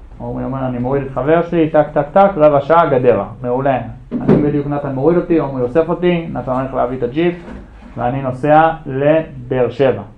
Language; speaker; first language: Hebrew; early bilingual, other home language; English